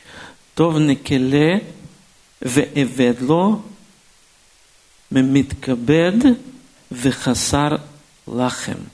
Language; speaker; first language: Hebrew; non-native, fluent; Russian